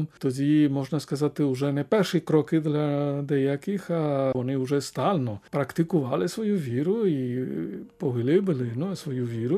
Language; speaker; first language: Ukrainian; non-native, fluent; Spanish